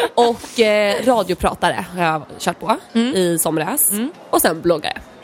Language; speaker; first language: Swedish; early bilingual, other home language; Polish